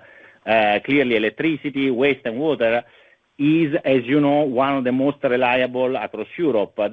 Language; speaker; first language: English; non-native, fluent; Italian